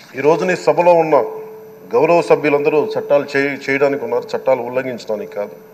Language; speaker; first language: Telugu; native; Telugu